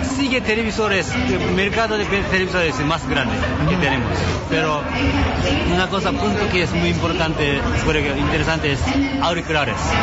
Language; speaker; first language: Spanish; non-native, learner; Japanese